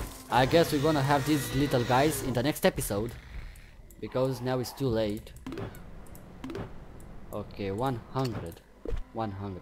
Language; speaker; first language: English; non-native, learner; Romanian